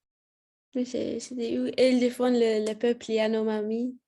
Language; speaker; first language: French; non-native, learner; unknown